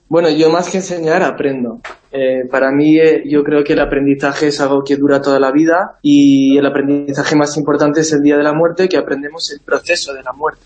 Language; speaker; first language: Spanish; non-native, fluent; Tibetan